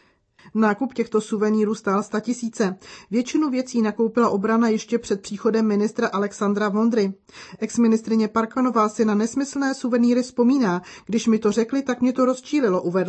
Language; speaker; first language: Czech; native; Czech